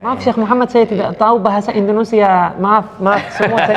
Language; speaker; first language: Indonesian; non-native, learner; Arabic